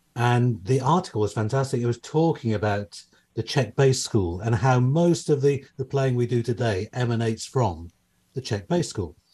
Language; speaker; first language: English; native; English